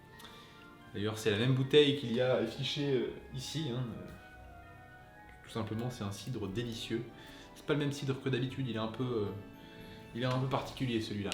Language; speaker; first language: French; native; French